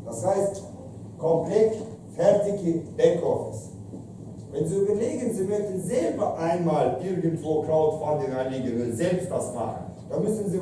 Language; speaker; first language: German; non-native, fluent; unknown